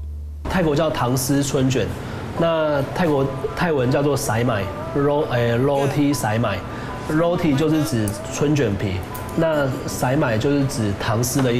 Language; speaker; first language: Chinese; native; Chinese